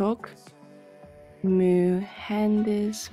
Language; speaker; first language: Turkish; non-native, learner; English